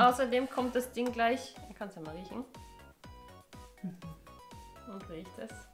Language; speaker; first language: German; native; German